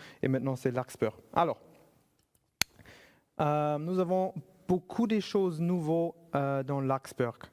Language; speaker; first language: French; non-native, fluent; German